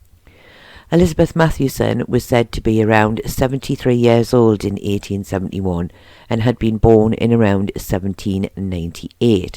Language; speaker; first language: English; native; English